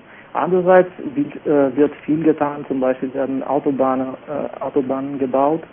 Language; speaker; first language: German; non-native, fluent; Albanian